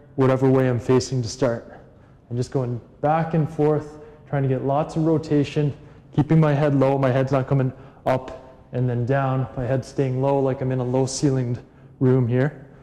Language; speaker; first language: English; native; English